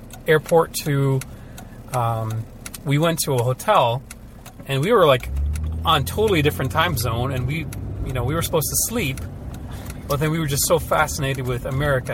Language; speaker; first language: English; early bilingual, other home language; Ukrainian